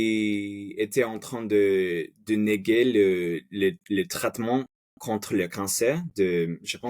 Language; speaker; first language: French; non-native, fluent; Spanish